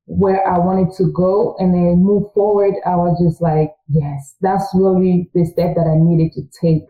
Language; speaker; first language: English; early bilingual, other home language; French